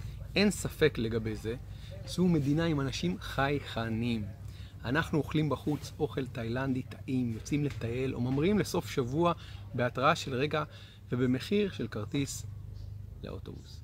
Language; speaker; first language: Hebrew; native; Hebrew